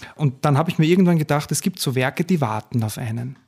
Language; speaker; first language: German; native; German